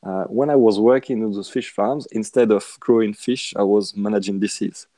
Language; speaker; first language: English; non-native, fluent; French